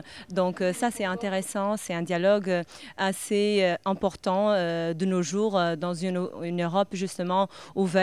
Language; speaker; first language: French; non-native, fluent; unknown